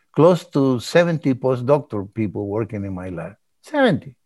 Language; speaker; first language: English; early bilingual, other home language; Spanish